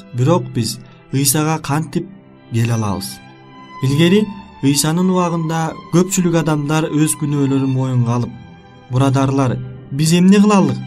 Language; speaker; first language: Kyrgyz; native; Kyrgyz